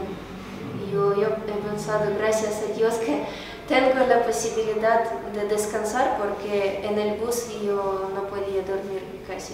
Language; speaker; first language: Spanish; non-native, learner; Ukrainian